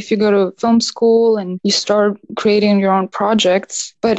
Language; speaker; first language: English; non-native, fluent; Russian